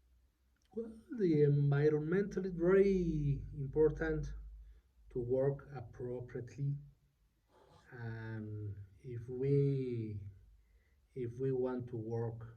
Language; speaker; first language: English; non-native, learner; Spanish